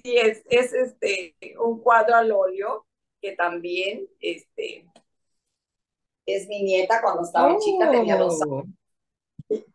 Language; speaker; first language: Spanish; native; Spanish